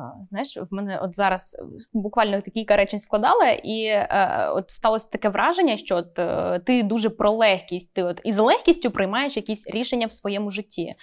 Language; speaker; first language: Ukrainian; native; Ukrainian